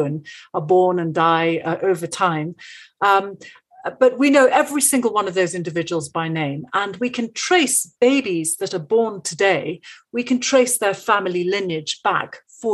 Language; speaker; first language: English; native; English